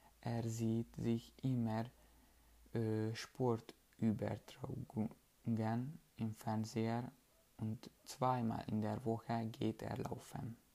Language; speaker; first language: German; non-native, learner; Hungarian